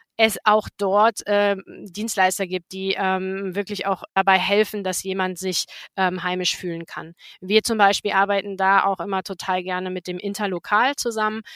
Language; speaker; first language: German; native; German